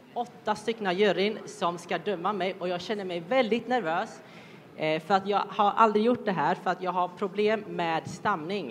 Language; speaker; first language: Swedish; early bilingual, other home language; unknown